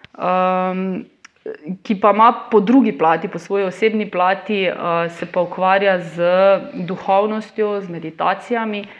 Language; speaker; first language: Slovenian; native; Slovenian